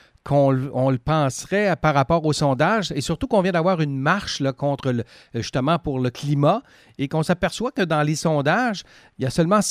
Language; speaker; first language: French; native; French